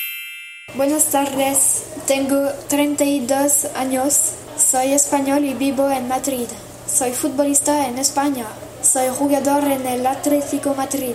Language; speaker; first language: Spanish; non-native, learner; French